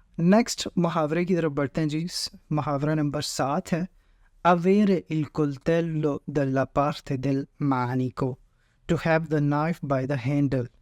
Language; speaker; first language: Urdu; native; Urdu